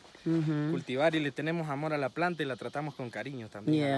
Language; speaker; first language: Spanish; native; Spanish